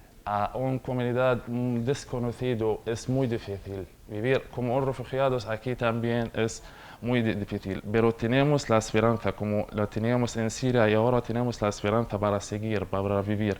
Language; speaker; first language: Spanish; non-native, learner; Arabic